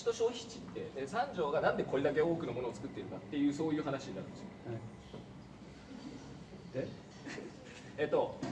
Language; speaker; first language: Japanese; native; Japanese